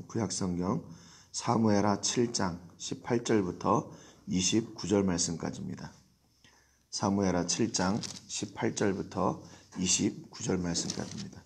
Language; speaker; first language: Korean; native; Korean